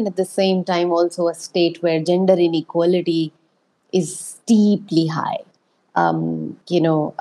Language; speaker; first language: English; non-native, local second language; Hindi